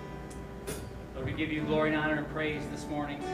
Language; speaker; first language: English; native; English